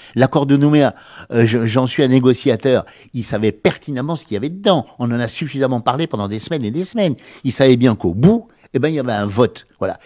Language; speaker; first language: French; native; French